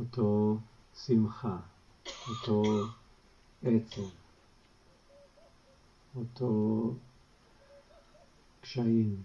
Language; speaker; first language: Hebrew; non-native, fluent; English